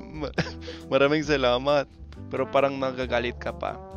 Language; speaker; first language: Filipino; non-native, fluent; English